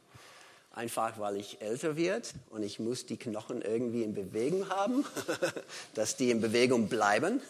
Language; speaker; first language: German; non-native, fluent; English